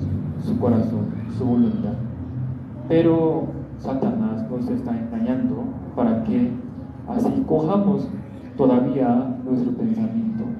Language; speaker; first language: Spanish; non-native, learner; Korean